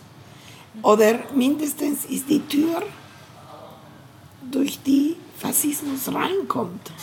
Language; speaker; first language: German; non-native, learner; Spanish